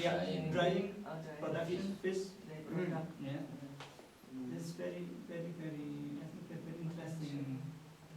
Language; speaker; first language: English; non-native, learner; Indonesian